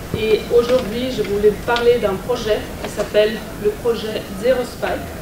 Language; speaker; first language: French; non-native, fluent; German